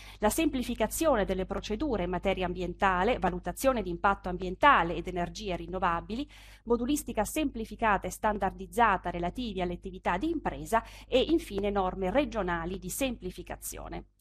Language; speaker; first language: Italian; native; Italian